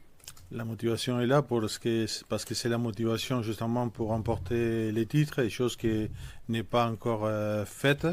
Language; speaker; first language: French; non-native, fluent; Spanish